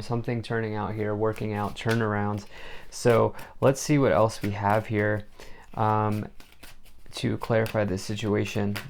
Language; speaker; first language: English; native; English